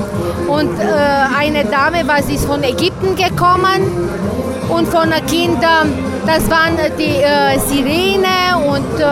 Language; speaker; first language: German; non-native, local second language; Romanian